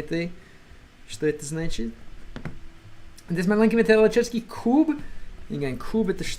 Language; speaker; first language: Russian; non-native, learner; English